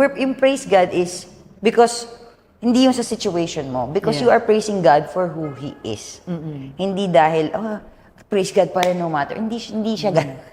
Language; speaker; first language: Filipino; native; Filipino